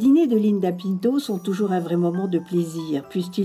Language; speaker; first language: French; native; French